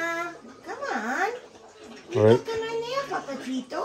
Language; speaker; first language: Spanish; non-native, learner; English